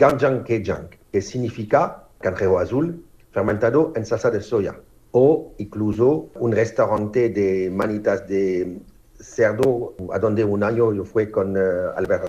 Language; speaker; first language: Spanish; non-native, fluent; French